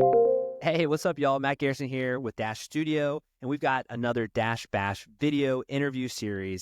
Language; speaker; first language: English; native; English